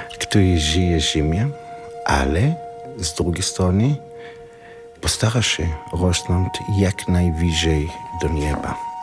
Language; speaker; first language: Polish; non-native, learner; Hebrew